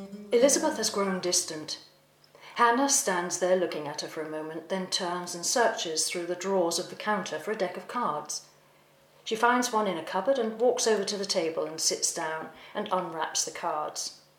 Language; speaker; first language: English; native; English